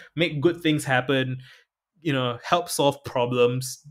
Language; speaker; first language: English; native; English